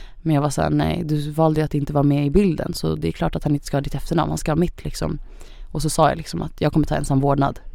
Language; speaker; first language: Swedish; early bilingual, other home language; Thai